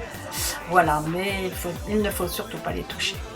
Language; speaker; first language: French; native; French